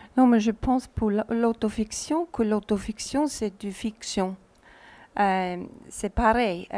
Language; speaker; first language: French; non-native, fluent; Icelandic